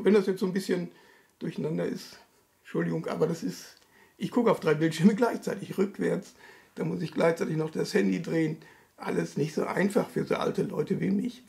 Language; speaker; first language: German; native; German